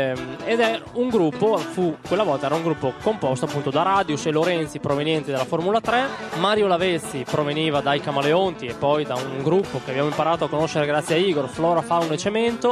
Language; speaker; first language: Italian; native; Italian